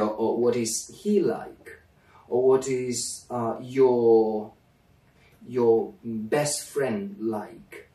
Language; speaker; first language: English; non-native, fluent; Spanish